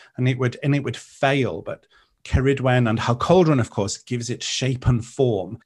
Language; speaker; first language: English; non-native, local second language; Welsh